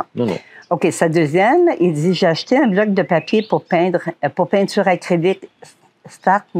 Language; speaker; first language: French; native; French